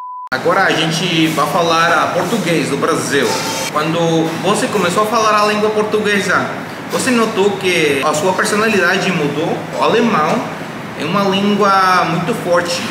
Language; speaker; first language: Portuguese; non-native, fluent; English